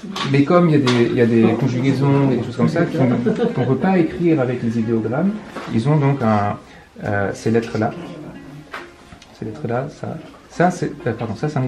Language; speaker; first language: French; non-native, fluent; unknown